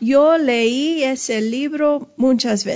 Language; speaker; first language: Spanish; early bilingual, heritage; Spanish